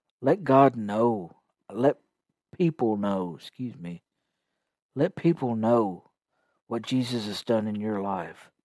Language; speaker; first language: English; native; English